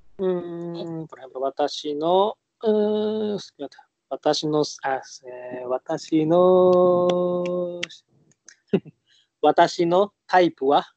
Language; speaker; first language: Japanese; non-native, learner; Spanish